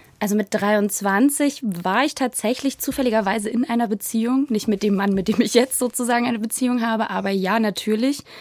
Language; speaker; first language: German; native; German